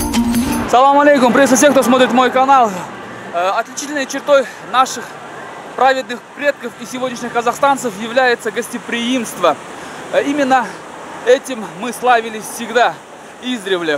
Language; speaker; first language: Russian; native; Russian